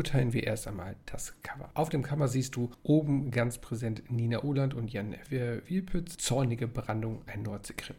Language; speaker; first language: German; native; German